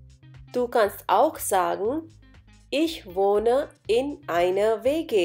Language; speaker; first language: German; non-native, fluent; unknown